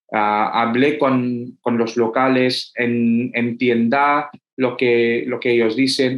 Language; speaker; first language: Spanish; non-native, fluent; Hindi